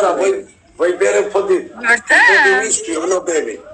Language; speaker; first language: Italian; non-native, learner; Albanian